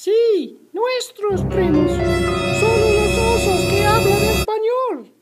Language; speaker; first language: Spanish; non-native, learner; English